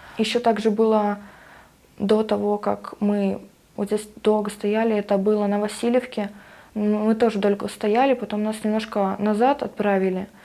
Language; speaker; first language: Russian; native; Russian